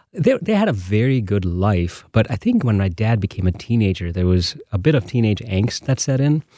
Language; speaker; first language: English; non-native, local second language; Tamil